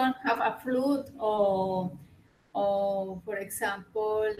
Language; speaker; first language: English; non-native, learner; Spanish